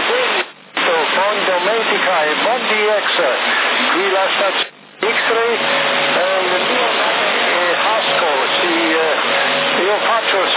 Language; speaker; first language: Italian; non-native, learner; German